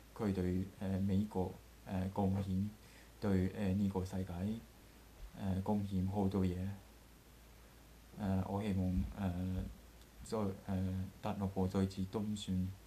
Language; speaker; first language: Chinese; non-native, learner; Japanese